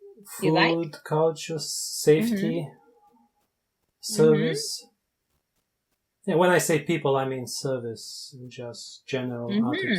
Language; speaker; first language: English; non-native, fluent; Bulgarian